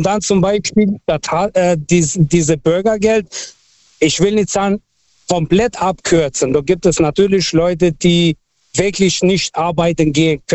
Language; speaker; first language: German; non-native, fluent; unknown